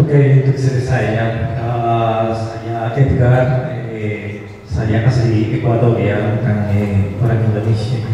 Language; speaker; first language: Indonesian; non-native, fluent; Spanish